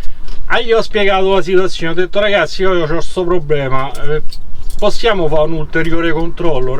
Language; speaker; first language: Italian; native; Italian